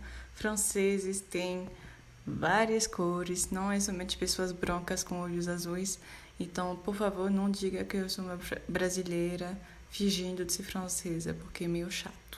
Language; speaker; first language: Portuguese; non-native, fluent; French